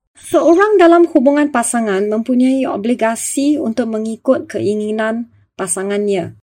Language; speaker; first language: Malay; non-native, local second language; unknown